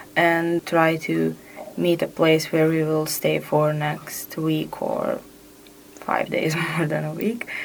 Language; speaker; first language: English; non-native, fluent; Serbian